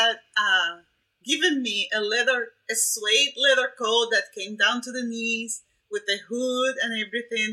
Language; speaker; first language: English; non-native, fluent; Spanish